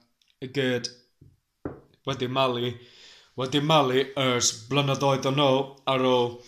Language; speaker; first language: Welsh; non-native, learner; English